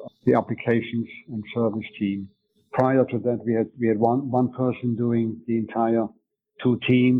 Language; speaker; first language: English; non-native, fluent; German